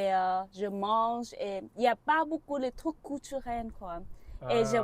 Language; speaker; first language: French; non-native, learner; Vietnamese